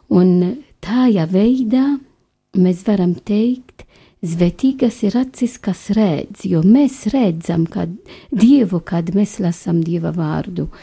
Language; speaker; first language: Latvian; non-native, fluent; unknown